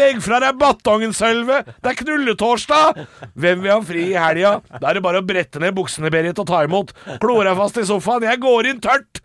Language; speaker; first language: Norwegian; native; Norwegian